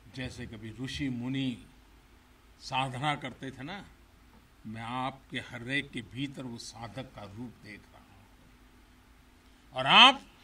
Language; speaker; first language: Hindi; non-native, local second language; Gujarati